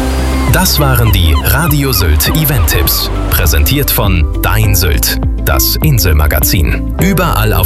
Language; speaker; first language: German; native; German